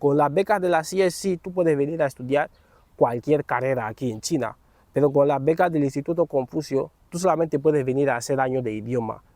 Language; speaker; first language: Spanish; native; Spanish